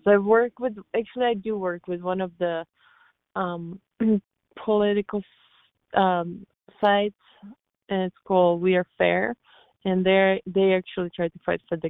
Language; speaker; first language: English; non-native, fluent; Czech